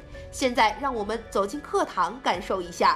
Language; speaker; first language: Chinese; native; Chinese